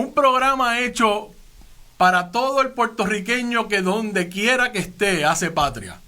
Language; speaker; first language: Spanish; native; Spanish